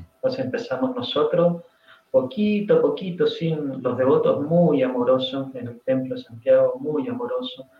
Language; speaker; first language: Spanish; native; Spanish